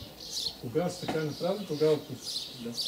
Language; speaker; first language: Bulgarian; non-native, learner; Russian